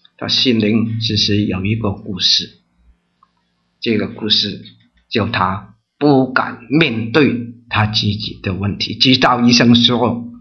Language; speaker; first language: Chinese; non-native, local second language; Cantonese